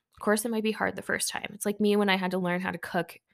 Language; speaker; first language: English; early bilingual, other home language; Hindi